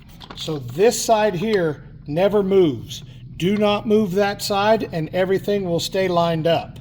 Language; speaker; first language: English; native; English